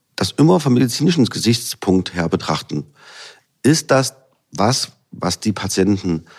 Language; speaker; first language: German; native; German